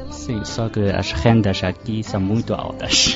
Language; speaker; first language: Portuguese; non-native, fluent; Chinese